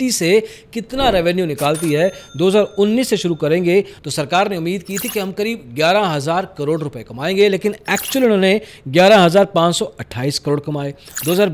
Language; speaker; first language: Hindi; native; Hindi